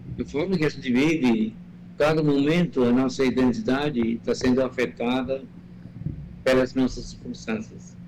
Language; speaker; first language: Portuguese; non-native, fluent; Malayalam